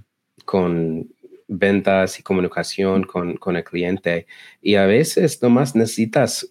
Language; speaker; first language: Spanish; non-native, learner; English